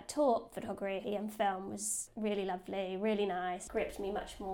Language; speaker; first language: English; native; English